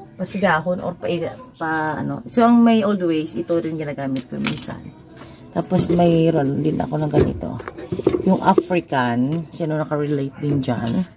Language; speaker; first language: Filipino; non-native, local second language; Hiligaynon